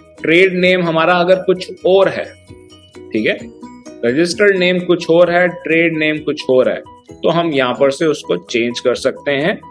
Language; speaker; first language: Hindi; native; Hindi